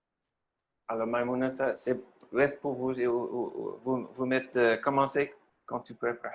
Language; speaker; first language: French; non-native, learner; English